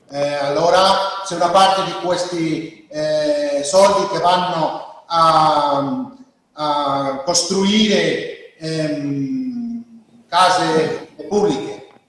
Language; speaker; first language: Italian; non-native, learner; Spanish